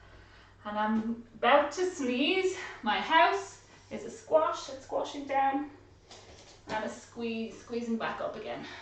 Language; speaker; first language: English; native; English